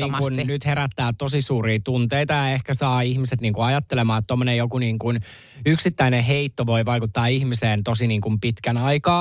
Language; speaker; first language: Finnish; native; Finnish